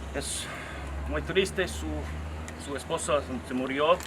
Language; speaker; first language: Spanish; non-native, learner; English